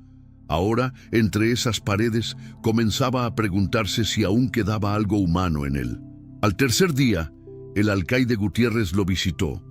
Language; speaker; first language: Spanish; native; Spanish